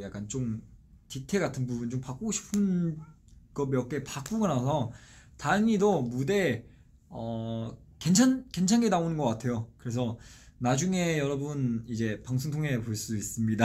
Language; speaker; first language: Korean; non-native, fluent; Chinese